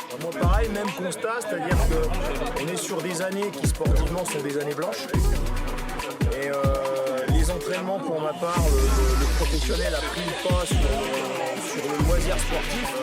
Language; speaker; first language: French; native; French